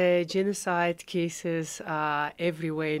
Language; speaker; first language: English; non-native, fluent; Ukrainian